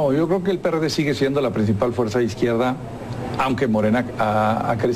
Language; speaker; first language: Spanish; native; Spanish